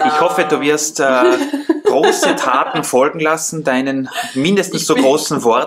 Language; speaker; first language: German; native; German